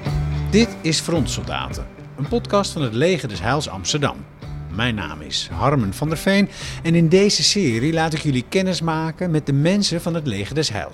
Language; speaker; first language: Dutch; native; Dutch